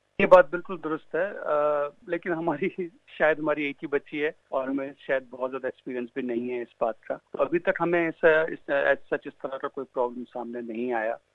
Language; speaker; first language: Urdu; native; Urdu